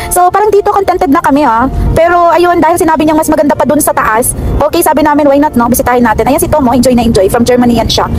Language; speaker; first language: Filipino; non-native, local second language; Cebuano